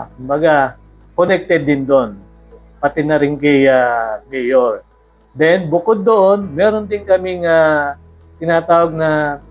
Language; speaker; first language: Filipino; native; Filipino